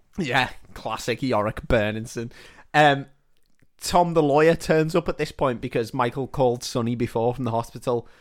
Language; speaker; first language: English; native; English